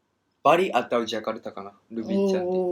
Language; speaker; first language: Indonesian; non-native, learner; Japanese